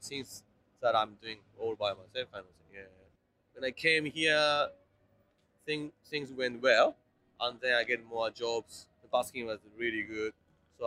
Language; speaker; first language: English; non-native, fluent; Japanese